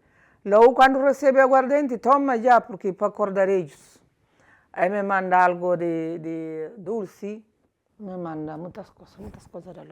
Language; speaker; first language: Portuguese; non-native, learner; Kabuverdianu